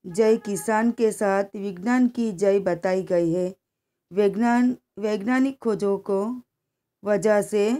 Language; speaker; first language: Hindi; non-native, local second language; Gujarati